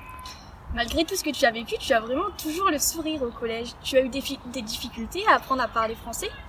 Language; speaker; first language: French; native; French